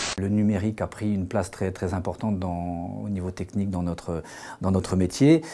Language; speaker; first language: French; native; French